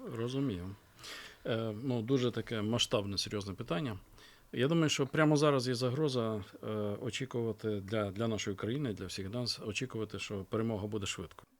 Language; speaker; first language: Ukrainian; native; Ukrainian